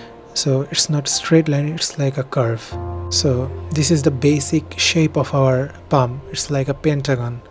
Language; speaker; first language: English; non-native, fluent; Bangla